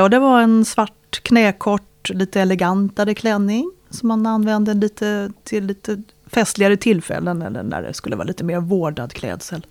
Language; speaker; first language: Swedish; native; Swedish